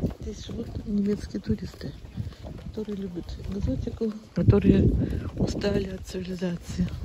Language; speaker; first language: Russian; native; Russian